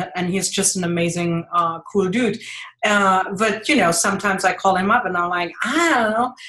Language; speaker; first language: English; non-native, fluent; German